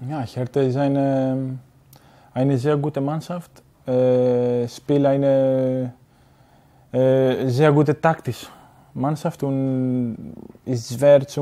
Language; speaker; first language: German; non-native, learner; Greek